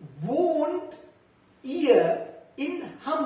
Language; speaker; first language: German; non-native, learner; Sinhala